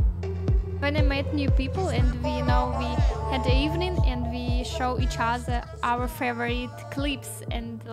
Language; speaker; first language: English; non-native, learner; Russian